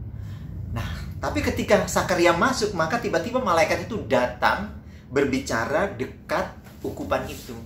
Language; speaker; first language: Indonesian; native; Indonesian